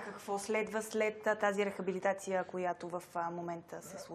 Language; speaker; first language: Bulgarian; native; Bulgarian